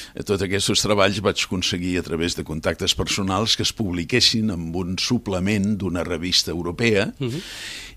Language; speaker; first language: Catalan; native; Catalan